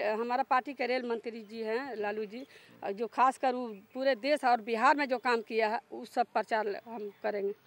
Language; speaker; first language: Hindi; native; Hindi